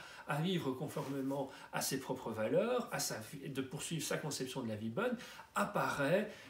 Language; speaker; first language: French; native; French